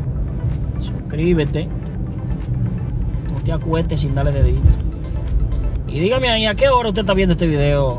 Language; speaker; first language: Spanish; native; Spanish